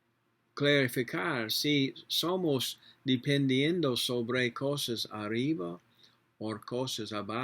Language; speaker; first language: Spanish; non-native, learner; English